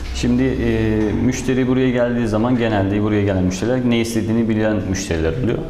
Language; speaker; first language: Turkish; native; Turkish